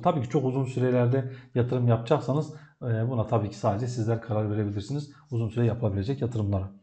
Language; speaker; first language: Turkish; native; Turkish